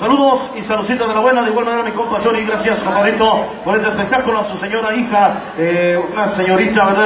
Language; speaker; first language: Spanish; native; Spanish